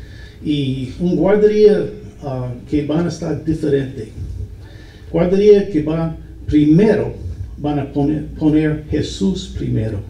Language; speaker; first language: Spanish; non-native, learner; English